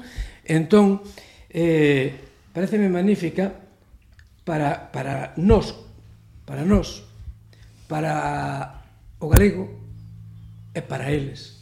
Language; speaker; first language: Galician; native; Galician